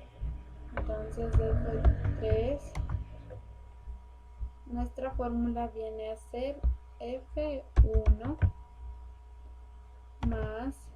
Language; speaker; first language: Spanish; native; Spanish